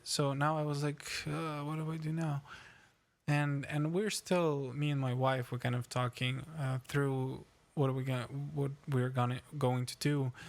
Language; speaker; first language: English; non-native, fluent; Ukrainian